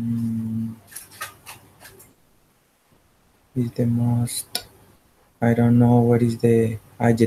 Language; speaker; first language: English; non-native, learner; Spanish